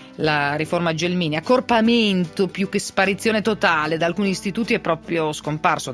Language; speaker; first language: Italian; native; Italian